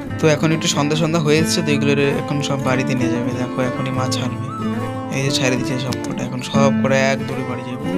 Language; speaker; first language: Bangla; native; Bangla